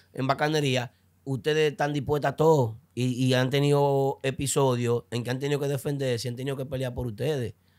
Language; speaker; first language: Spanish; native; Spanish